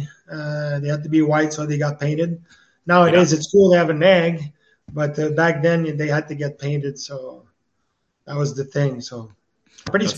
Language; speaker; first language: English; non-native, fluent; French